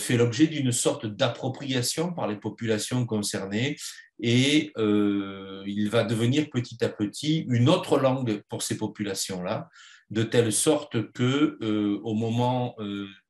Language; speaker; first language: French; native; French